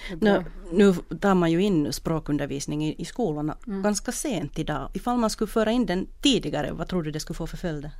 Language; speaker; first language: Swedish; native; Swedish